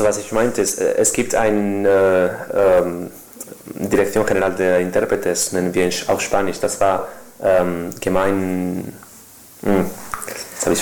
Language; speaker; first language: German; non-native, learner; Spanish